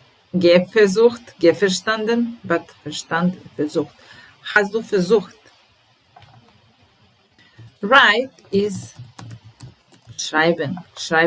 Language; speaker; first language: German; non-native, fluent; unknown